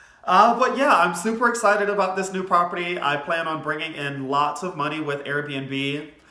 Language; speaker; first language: English; native; English